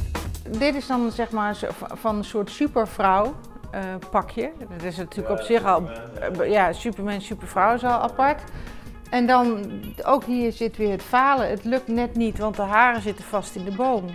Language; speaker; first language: Dutch; native; Dutch